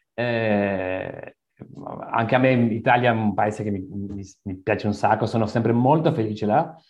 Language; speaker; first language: Italian; non-native, learner; Spanish